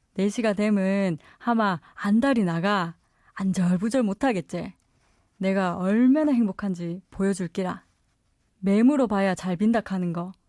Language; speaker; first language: Korean; native; Korean